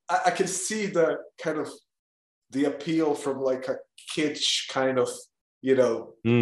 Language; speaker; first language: English; non-native, fluent; Bosnian